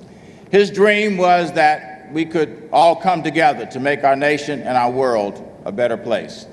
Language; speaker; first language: English; native; English